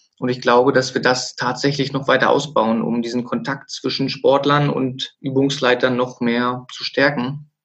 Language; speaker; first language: German; native; German